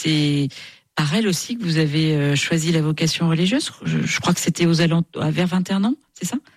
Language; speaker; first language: French; native; French